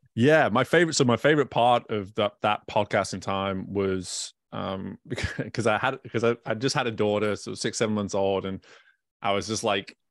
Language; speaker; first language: English; native; English